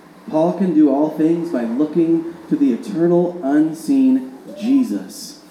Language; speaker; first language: English; native; English